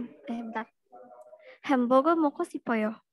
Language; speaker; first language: Korean; non-native, learner; Indonesian